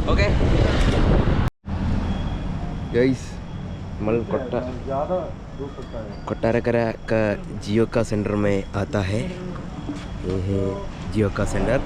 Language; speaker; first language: Hindi; non-native, local second language; Malayalam